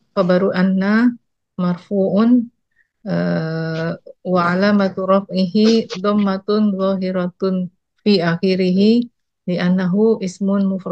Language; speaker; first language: Arabic; non-native, learner; Indonesian